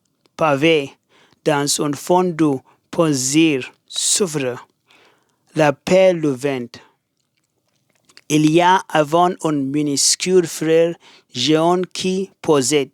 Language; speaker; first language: French; non-native, learner; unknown